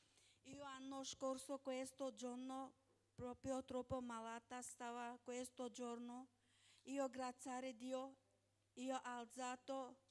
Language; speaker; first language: Italian; non-native, learner; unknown